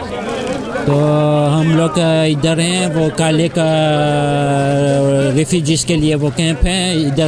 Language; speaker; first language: Hindi; non-native, learner; Gujarati